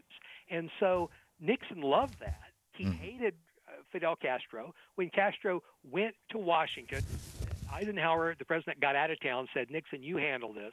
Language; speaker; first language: English; native; English